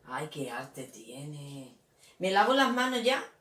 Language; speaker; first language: Spanish; native; Spanish